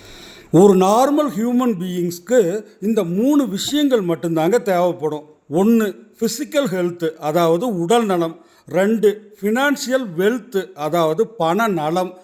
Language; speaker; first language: Tamil; native; Tamil